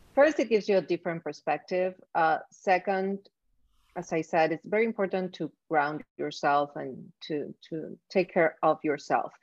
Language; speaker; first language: English; non-native, fluent; Spanish